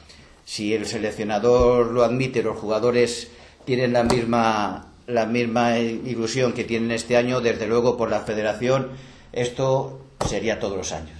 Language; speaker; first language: Spanish; native; Spanish